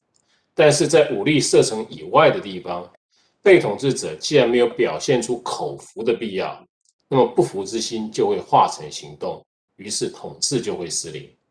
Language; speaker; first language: Chinese; native; Chinese